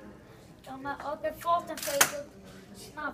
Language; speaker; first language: Swedish; native; Swedish